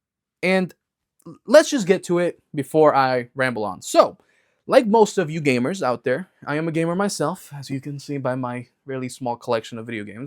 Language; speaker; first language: English; native; English